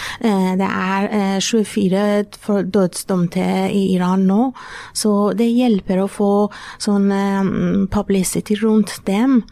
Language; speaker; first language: Norwegian; non-native, fluent; Persian